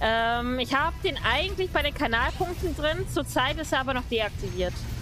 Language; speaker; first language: German; native; German